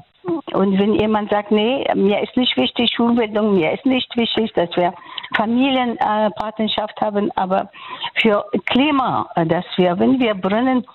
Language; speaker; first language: German; non-native, learner; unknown